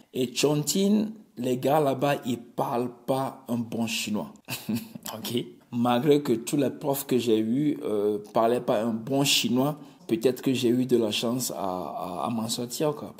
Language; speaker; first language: French; non-native, local second language; Ewe